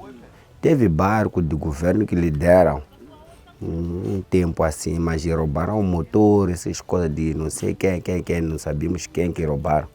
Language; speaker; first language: Portuguese; non-native, local second language; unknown